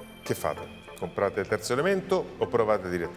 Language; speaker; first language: Italian; native; Italian